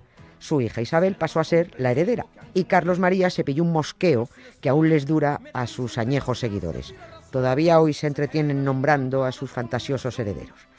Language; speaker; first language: Spanish; native; Spanish